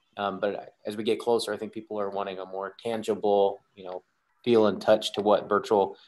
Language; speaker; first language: English; native; English